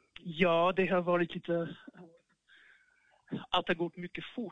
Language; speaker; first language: Swedish; non-native, fluent; English